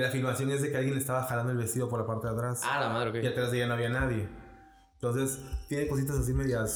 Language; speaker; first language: Spanish; native; Spanish